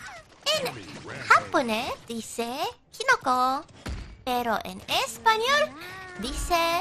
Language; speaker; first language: Spanish; non-native, learner; English